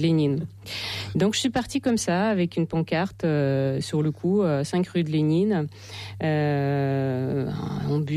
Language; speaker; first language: French; non-native, fluent; Russian